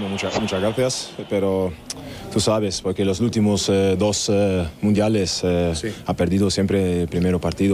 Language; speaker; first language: Spanish; non-native, learner; German